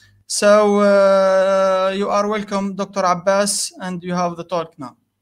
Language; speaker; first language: English; non-native, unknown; Arabic